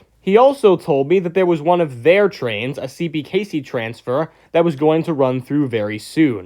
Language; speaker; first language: English; native; English